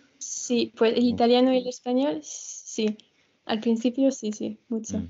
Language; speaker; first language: Spanish; non-native, fluent; French